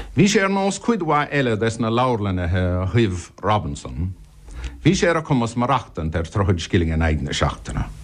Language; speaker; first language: Irish; non-native, local second language; English